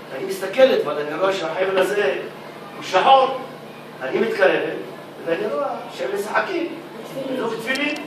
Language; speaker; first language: Hebrew; early bilingual, other home language; Arabic